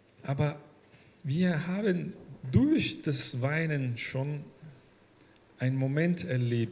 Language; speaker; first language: German; non-native, fluent; Portuguese